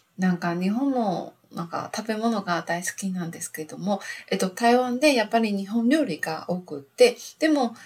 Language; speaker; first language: Japanese; non-native, learner; Chinese